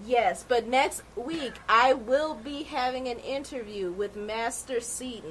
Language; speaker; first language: English; native; English